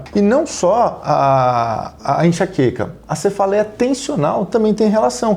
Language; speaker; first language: Portuguese; native; Portuguese